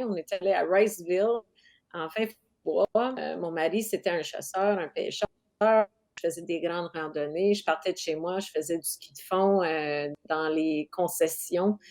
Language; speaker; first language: French; non-native, local second language; English